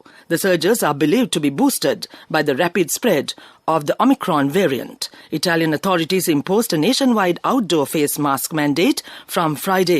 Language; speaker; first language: English; non-native, local second language; Sinhala